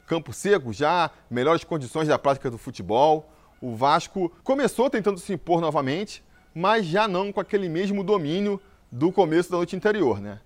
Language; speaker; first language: Portuguese; native; Portuguese